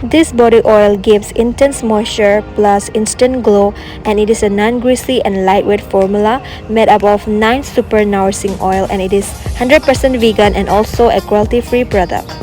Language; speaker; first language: English; non-native, local second language; Manipuri